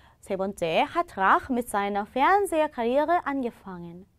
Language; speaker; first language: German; non-native, fluent; Korean